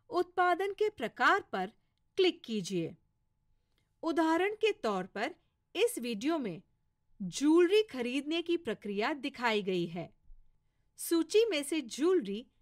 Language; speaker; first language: Hindi; non-native, local second language; Marathi